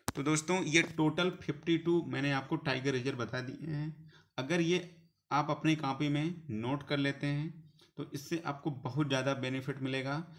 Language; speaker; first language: Hindi; native; Hindi